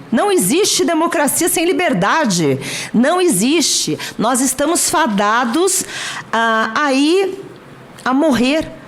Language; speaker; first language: Portuguese; native; Portuguese